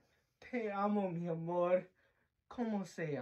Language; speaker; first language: Spanish; non-native, learner; English